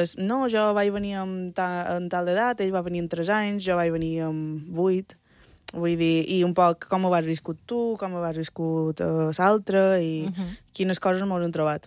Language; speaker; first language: Catalan; early bilingual, other home language; Spanish